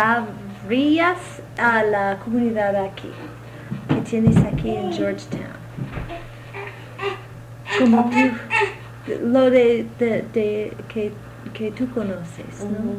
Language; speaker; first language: Spanish; non-native, fluent; English